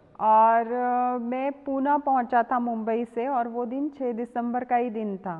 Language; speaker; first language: Hindi; non-native, local second language; Marathi